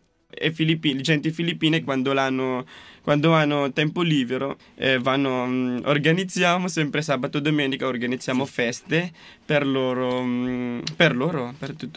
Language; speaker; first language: Italian; non-native, fluent; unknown